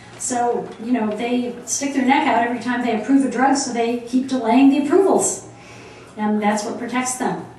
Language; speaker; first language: English; native; English